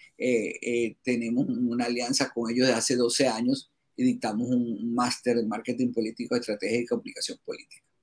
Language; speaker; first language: Spanish; native; Spanish